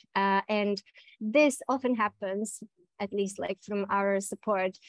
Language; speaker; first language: English; native; English